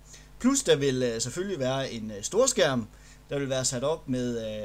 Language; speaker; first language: Danish; native; Danish